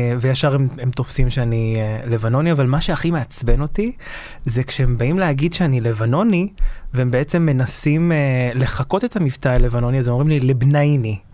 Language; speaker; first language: Hebrew; early bilingual, other home language; Arabic